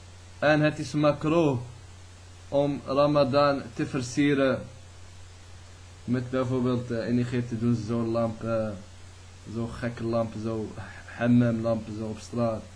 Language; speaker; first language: Dutch; early bilingual, other home language; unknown